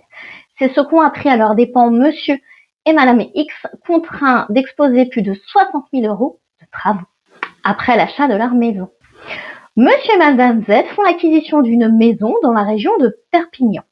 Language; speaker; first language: French; native; French